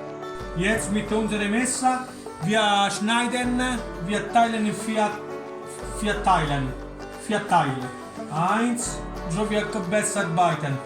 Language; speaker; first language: German; non-native, learner; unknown